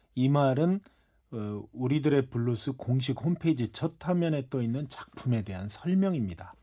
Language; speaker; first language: Korean; native; Korean